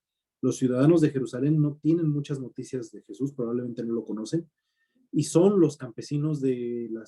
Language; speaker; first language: Spanish; native; Spanish